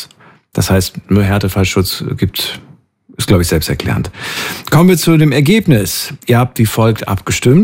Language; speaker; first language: German; native; German